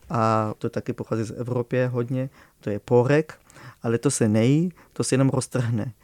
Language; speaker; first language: Czech; non-native, fluent; Hebrew